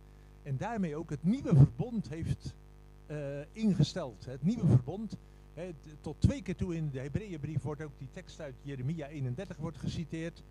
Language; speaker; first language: Dutch; native; Dutch